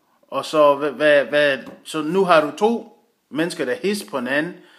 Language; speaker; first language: Danish; non-native, fluent; English